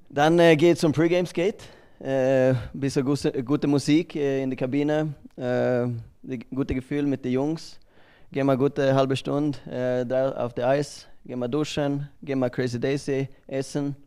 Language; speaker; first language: German; non-native, learner; Swedish